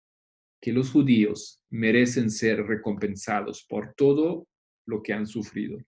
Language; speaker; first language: Spanish; non-native, fluent; Portuguese